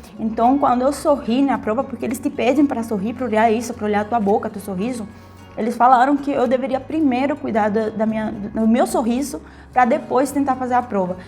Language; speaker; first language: Portuguese; non-native, fluent; Spanish